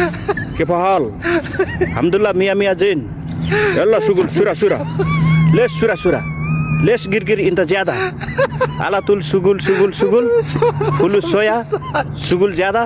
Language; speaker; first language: Arabic; non-native, learner; Bangla